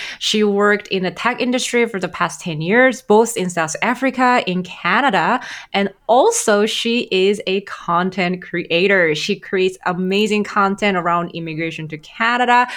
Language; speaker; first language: English; non-native, fluent; Korean